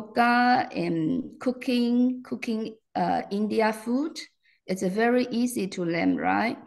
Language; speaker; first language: English; non-native, fluent; Chinese